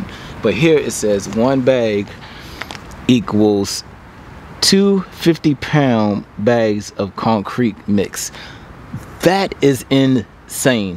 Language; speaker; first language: English; native; English